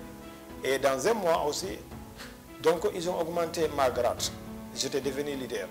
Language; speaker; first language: French; non-native, local second language; Fula